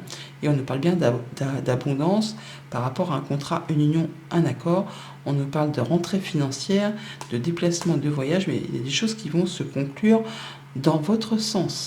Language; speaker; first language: French; native; French